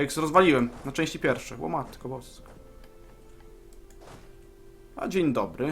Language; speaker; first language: Polish; native; Polish